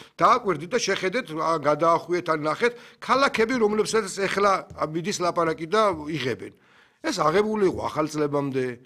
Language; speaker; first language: Georgian; native; Georgian